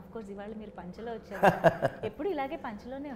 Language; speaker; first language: Telugu; native; Telugu